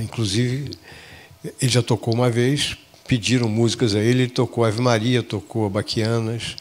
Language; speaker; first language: Portuguese; native; Portuguese